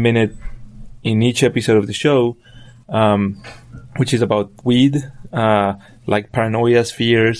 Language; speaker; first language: English; non-native, fluent; Spanish